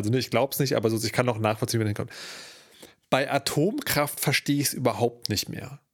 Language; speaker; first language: German; native; German